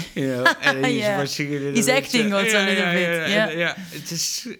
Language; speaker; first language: English; non-native, fluent; Italian